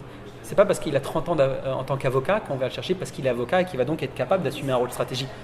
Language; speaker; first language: French; native; French